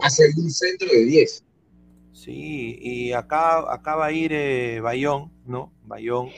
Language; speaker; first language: Spanish; native; Spanish